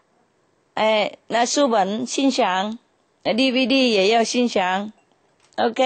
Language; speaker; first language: Chinese; non-native, fluent; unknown